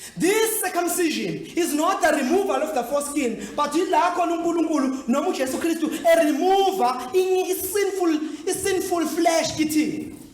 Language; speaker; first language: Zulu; native; Zulu